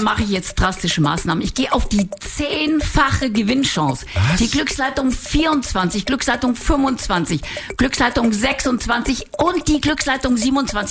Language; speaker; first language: German; native; German